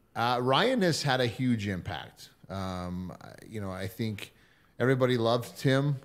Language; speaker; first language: English; native; English